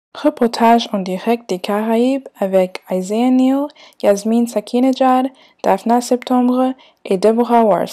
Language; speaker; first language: French; non-native, learner; English